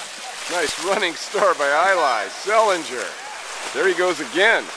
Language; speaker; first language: English; native; English